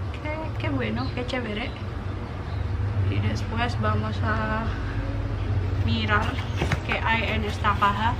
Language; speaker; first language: Spanish; non-native, learner; Indonesian